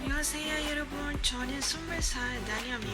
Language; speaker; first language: Korean; non-native, learner; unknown